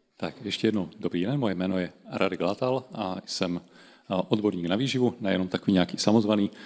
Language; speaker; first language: Czech; native; Czech